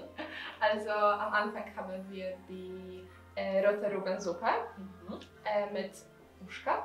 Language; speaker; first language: German; non-native, fluent; Polish